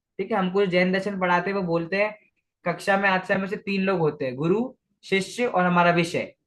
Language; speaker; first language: Hindi; non-native, local second language; Marathi